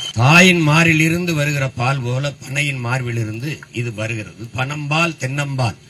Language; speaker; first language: Tamil; native; Tamil